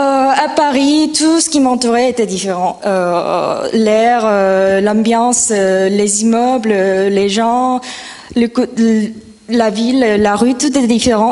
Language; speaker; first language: French; non-native, fluent; Korean